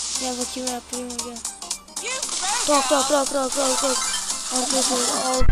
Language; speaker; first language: Turkish; native; Turkish